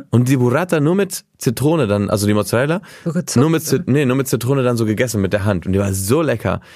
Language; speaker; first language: German; early bilingual, heritage; German